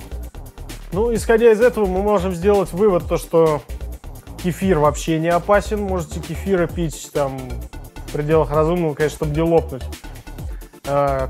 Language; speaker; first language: Russian; native; Russian